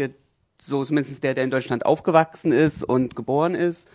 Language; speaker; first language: German; native; German